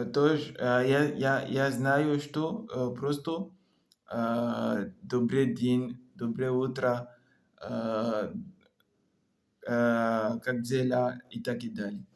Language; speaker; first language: Russian; non-native, learner; French